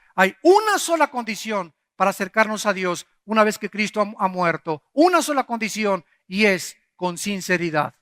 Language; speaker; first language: Spanish; native; Spanish